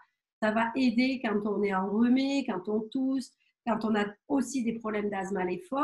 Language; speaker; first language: French; native; French